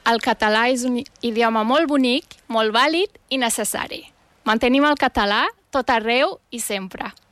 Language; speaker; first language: Catalan; non-native, fluent; Turkish